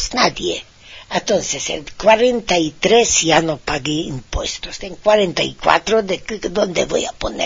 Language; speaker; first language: Spanish; non-native, fluent; Hungarian